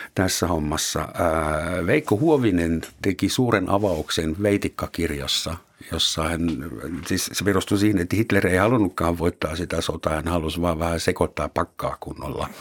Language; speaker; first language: Finnish; non-native, fluent; German